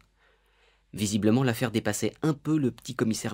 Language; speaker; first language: French; native; French